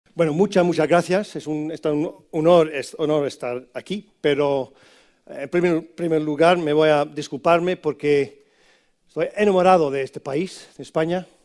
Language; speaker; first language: Spanish; non-native, learner; English